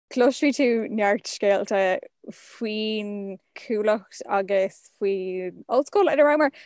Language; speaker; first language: Irish; non-native, local second language; English